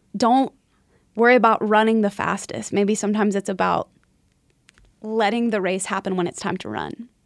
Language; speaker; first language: English; native; English